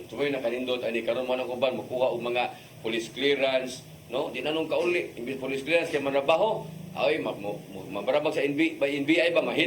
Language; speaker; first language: Cebuano; native; Cebuano